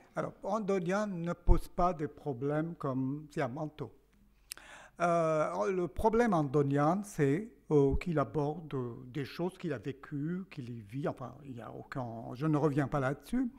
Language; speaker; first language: French; non-native, local second language; Armenian